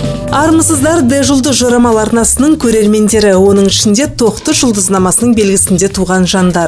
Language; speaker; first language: Kazakh; native; Kazakh